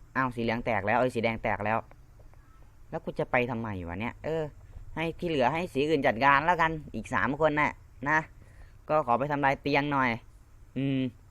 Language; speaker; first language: Thai; non-native, local second language; Lao